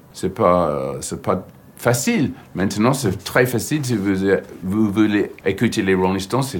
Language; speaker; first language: French; non-native, fluent; English